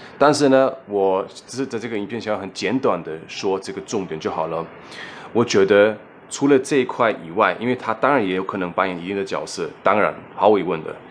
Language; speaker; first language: Chinese; non-native, fluent; German